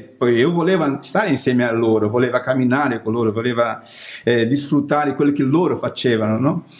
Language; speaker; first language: Italian; non-native, learner; Portuguese